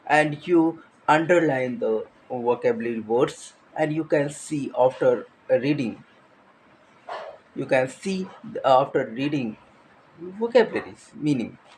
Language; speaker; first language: English; non-native, learner; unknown